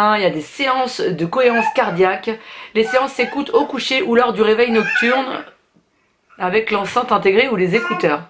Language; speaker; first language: French; native; French